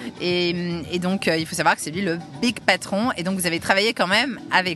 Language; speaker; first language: French; native; French